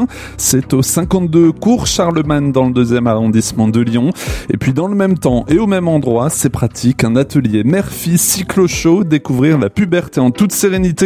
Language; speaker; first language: French; native; French